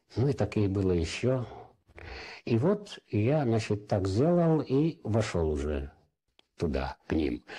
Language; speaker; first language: Russian; non-native, local second language; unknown